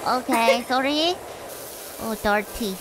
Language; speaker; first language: English; non-native, learner; Korean